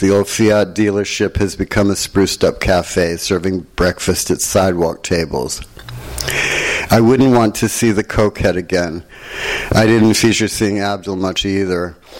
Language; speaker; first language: English; native; English